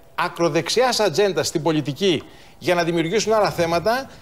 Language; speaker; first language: Greek; native; Greek